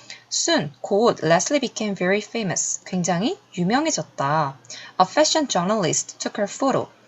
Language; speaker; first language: English; non-native, fluent; Korean